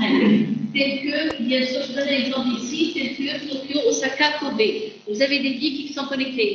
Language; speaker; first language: French; non-native, local second language; Arabic